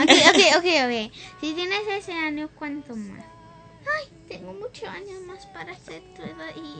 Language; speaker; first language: Spanish; early bilingual, heritage; English